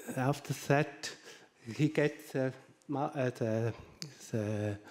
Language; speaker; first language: English; non-native, learner; German